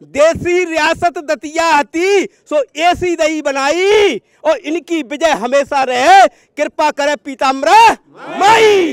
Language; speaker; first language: Hindi; native; Hindi